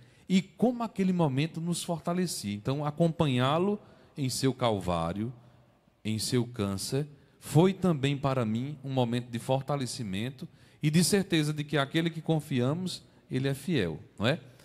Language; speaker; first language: Portuguese; native; Portuguese